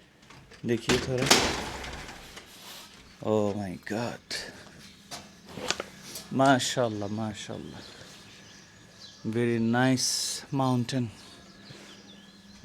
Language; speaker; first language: Hindi; non-native, learner; Bangla